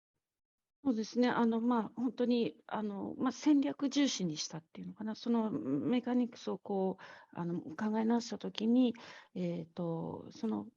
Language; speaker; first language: Japanese; native; Japanese